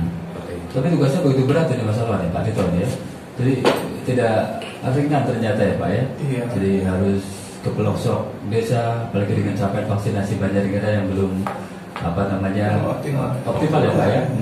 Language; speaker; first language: Indonesian; native; Indonesian